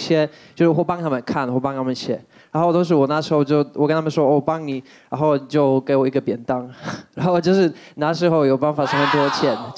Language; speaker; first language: Chinese; non-native, fluent; Polish